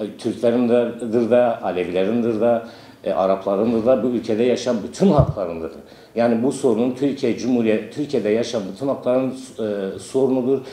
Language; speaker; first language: Turkish; non-native, local second language; Kurdish